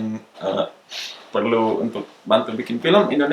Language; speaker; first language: Indonesian; non-native, local second language; English